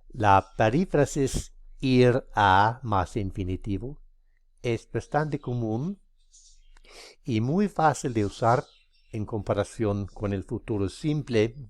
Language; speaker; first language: Spanish; non-native, fluent; English